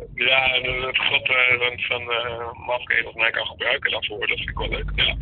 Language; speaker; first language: Dutch; early bilingual, other home language; Indonesian